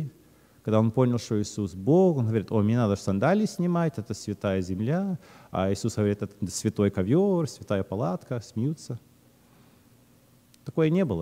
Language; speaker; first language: Russian; early bilingual, heritage; Russian